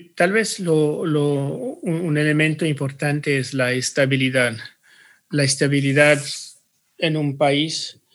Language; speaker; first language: Spanish; early bilingual, heritage; Spanish